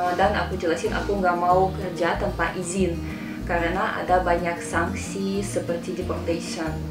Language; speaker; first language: Indonesian; non-native, fluent; Russian